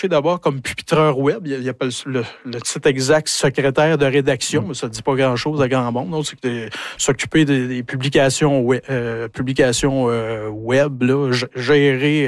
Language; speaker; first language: French; native; French